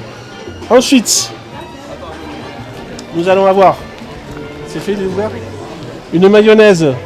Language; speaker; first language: French; native; French